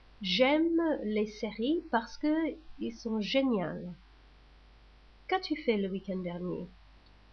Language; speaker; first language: French; non-native, learner; English